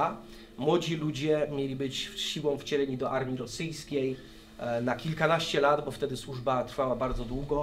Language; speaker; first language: Polish; native; Polish